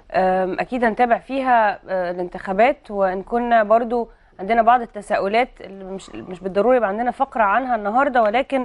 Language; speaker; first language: Arabic; native; Arabic